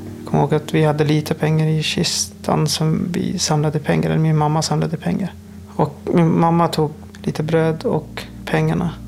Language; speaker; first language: Swedish; non-native, fluent; Persian